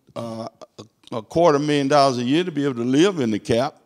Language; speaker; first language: English; native; English